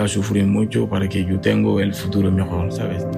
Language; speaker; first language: Spanish; non-native, learner; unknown